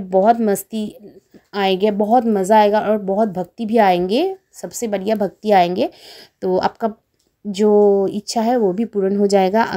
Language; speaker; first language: Hindi; non-native, local second language; Bangla